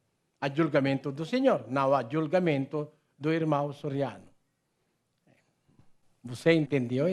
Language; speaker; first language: Portuguese; non-native, learner; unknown